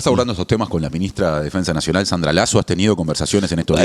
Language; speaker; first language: Spanish; native; Spanish